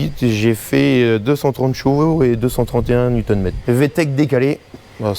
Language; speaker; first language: French; native; French